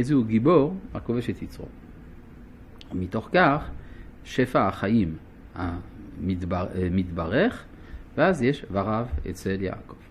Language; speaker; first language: Hebrew; non-native, fluent; French